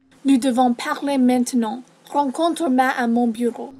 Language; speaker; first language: French; non-native, learner; English